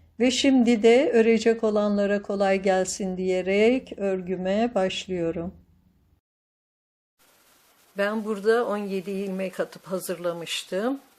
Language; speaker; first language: Turkish; native; Turkish